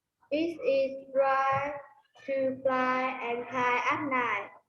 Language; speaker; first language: English; non-native, learner; Vietnamese